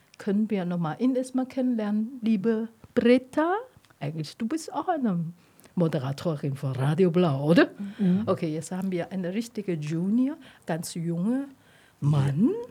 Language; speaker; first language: German; non-native, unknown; Chinese